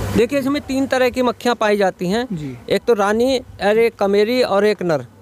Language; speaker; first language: Hindi; native; Hindi